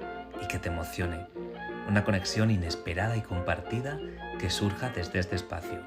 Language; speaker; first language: Spanish; native; Spanish